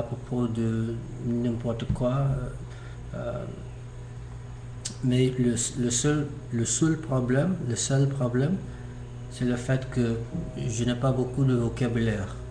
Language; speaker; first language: French; non-native, learner; English